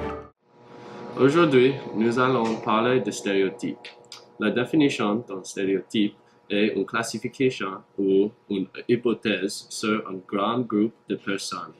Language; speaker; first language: French; non-native, learner; English